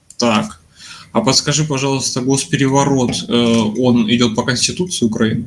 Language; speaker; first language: Russian; native; Russian